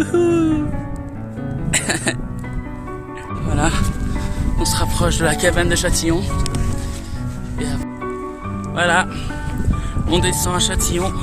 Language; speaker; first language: French; native; French